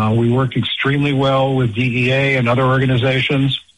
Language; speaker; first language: English; native; English